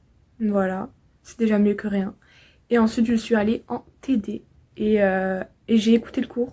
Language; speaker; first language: French; native; French